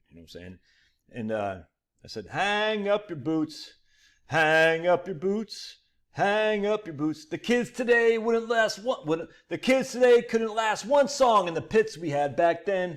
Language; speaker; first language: English; native; English